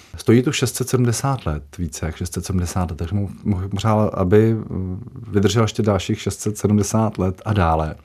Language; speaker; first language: Czech; native; Czech